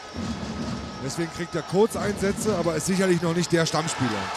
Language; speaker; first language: German; native; German